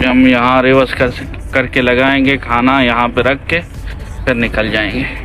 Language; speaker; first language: Hindi; non-native, local second language; Bangla